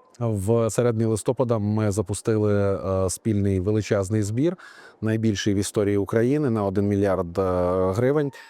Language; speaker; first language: Ukrainian; native; Ukrainian